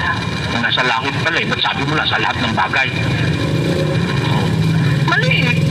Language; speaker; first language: Filipino; native; Filipino